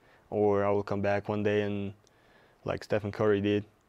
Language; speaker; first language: English; non-native, fluent; Russian